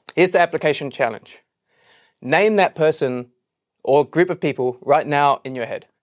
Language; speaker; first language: English; native; English